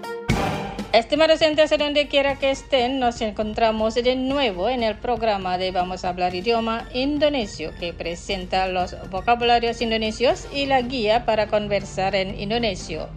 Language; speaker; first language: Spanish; non-native, fluent; Indonesian